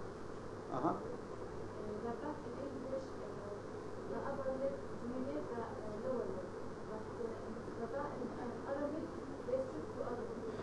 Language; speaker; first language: English; non-native, learner; Arabic